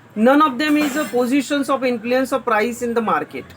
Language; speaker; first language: English; non-native, local second language; Marathi